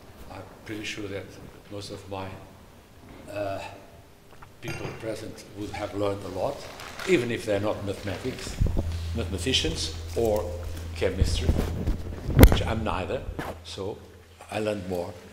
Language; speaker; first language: English; non-native, fluent; Portuguese